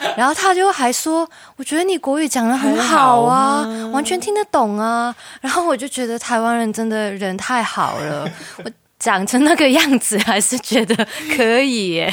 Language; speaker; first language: Chinese; non-native, fluent; Cantonese